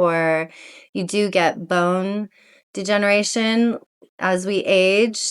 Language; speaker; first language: English; native; English